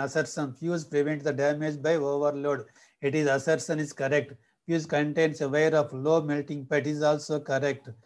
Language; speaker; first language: English; non-native, local second language; Telugu